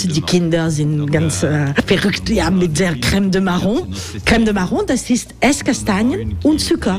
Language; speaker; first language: German; non-native, learner; French